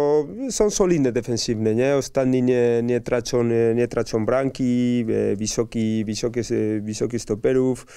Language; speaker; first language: Polish; non-native, learner; Spanish